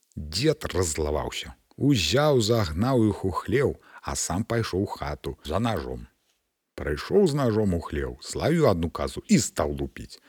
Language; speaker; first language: Belarusian; native; Belarusian